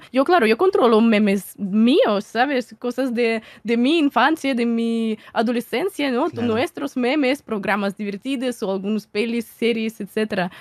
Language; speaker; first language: Spanish; non-native, fluent; Russian